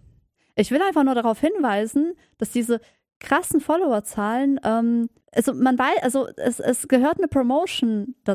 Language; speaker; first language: German; native; German